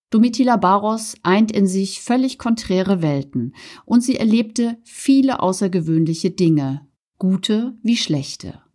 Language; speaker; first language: German; native; German